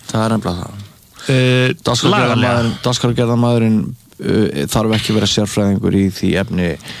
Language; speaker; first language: Icelandic; native; Icelandic